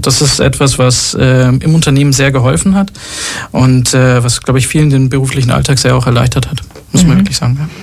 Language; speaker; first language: German; early bilingual, other home language; Arabic